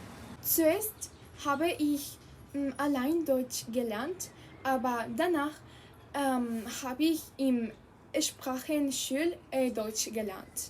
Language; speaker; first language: German; non-native, learner; Spanish